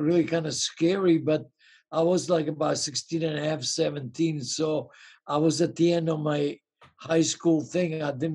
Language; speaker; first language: English; non-native, fluent; Italian